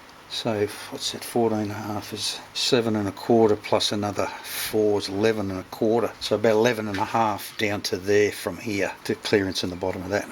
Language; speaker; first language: English; native; English